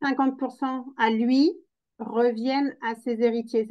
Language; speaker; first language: French; native; French